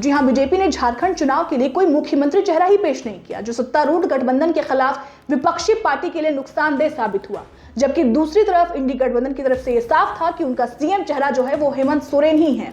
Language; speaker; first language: Hindi; native; Hindi